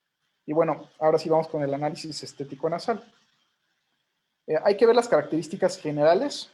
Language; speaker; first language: Spanish; native; Spanish